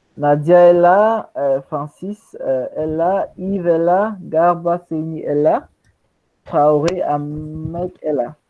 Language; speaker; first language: French; non-native, local second language; English